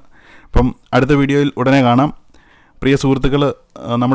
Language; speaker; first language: Malayalam; native; Malayalam